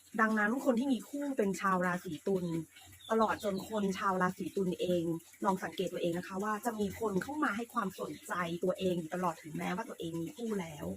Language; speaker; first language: Thai; native; Thai